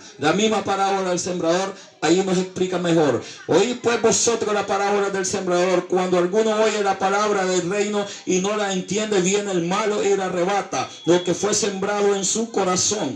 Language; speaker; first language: Spanish; native; Spanish